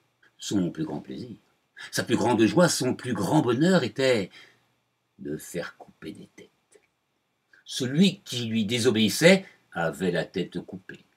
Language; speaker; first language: French; native; French